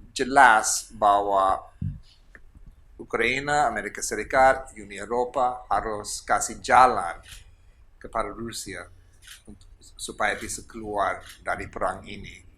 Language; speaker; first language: Indonesian; non-native, fluent; English